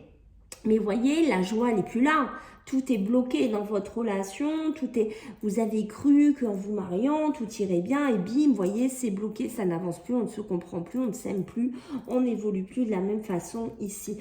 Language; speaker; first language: French; native; French